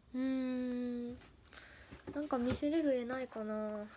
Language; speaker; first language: Japanese; native; Japanese